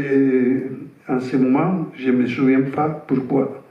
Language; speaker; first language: French; non-native, fluent; Italian